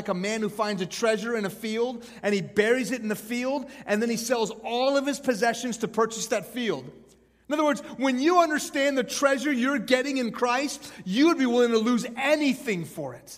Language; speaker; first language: English; native; English